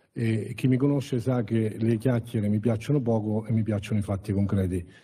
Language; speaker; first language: Italian; native; Italian